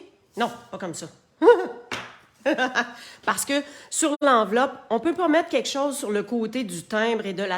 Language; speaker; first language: French; native; French